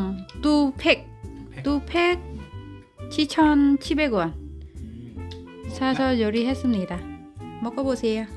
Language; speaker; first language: Korean; non-native, learner; Vietnamese